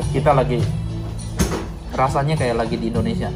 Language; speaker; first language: Indonesian; native; Indonesian